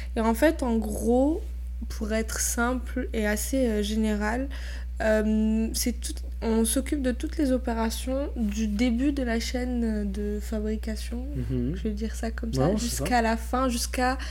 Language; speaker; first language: French; non-native, local second language; Arabic